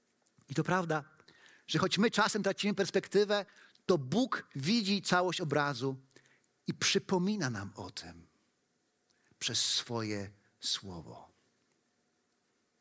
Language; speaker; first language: Polish; native; Polish